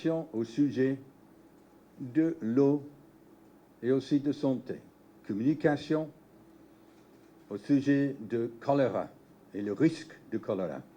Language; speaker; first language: French; non-native, learner; English